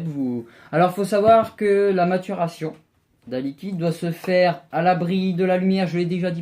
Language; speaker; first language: French; native; French